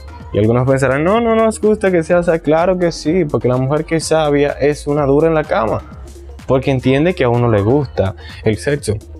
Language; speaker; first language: Spanish; native; Spanish